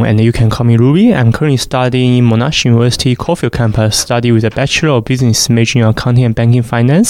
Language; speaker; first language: English; non-native, fluent; Chinese